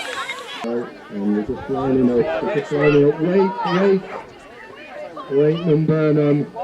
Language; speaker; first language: English; native; English